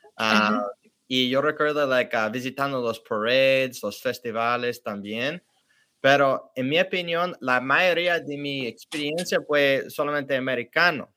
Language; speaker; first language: Spanish; early bilingual, heritage; English